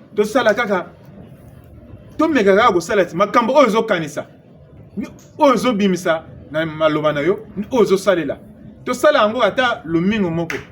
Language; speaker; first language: Lingala; non-native, local second language; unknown